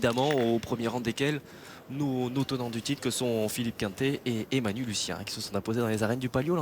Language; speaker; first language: French; native; French